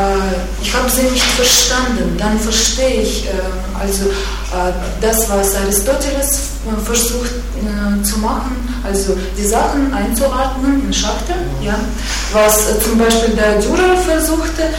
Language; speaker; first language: German; non-native, fluent; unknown